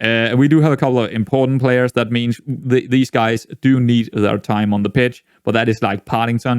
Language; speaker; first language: English; non-native, fluent; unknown